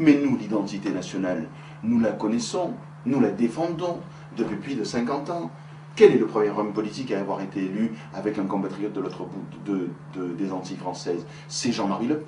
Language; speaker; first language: French; native; French